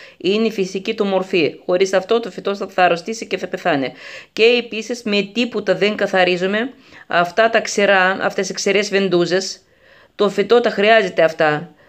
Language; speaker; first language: Greek; non-native, fluent; Russian